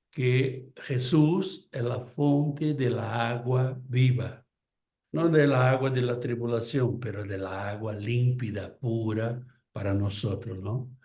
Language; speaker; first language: Spanish; non-native, fluent; Portuguese